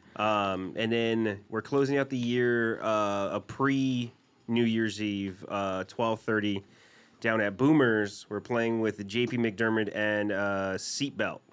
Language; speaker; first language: English; native; English